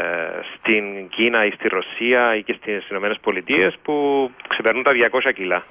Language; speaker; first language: Greek; native; Greek